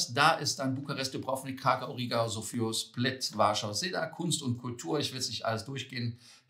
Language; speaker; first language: German; native; German